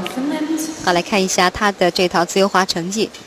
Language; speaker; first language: Chinese; native; Chinese